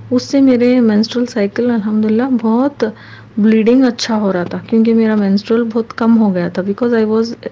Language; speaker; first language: Hindi; non-native, local second language; Urdu